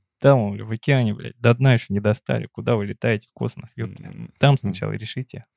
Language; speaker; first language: Russian; native; Russian